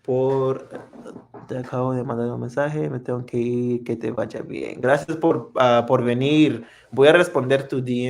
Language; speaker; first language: Spanish; non-native, fluent; English